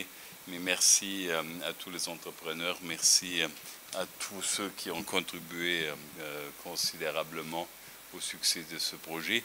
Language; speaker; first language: French; non-native, fluent; German